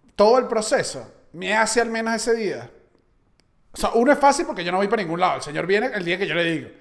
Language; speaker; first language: Spanish; native; Spanish